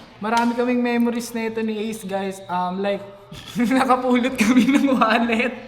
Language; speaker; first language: Filipino; native; Filipino